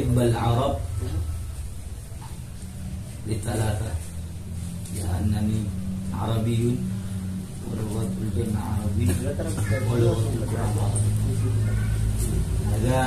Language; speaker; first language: Arabic; non-native, learner; Indonesian